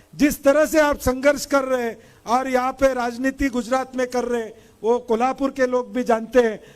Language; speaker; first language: Hindi; non-native, local second language; Marathi